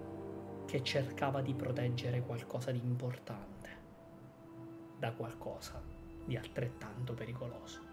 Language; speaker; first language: Italian; native; Italian